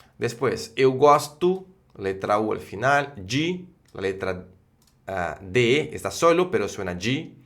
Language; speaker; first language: Spanish; non-native, fluent; Portuguese